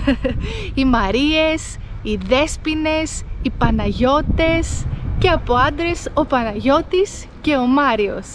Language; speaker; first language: Greek; native; Greek